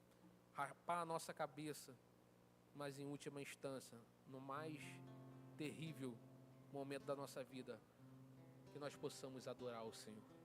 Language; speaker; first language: Portuguese; native; Portuguese